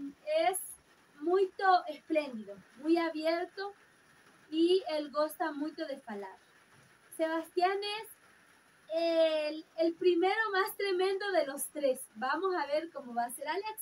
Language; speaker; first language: Spanish; non-native, fluent; Portuguese